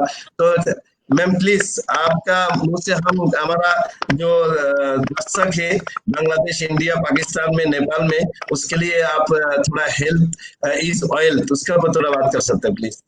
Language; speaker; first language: Hindi; non-native, learner; Bangla